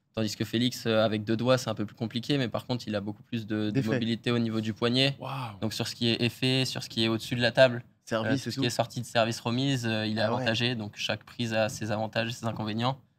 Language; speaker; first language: French; native; French